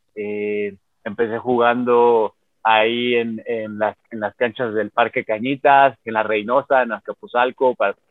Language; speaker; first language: Spanish; native; Spanish